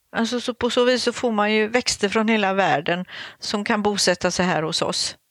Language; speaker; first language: Swedish; native; Swedish